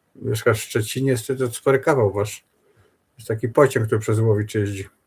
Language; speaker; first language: Polish; native; Polish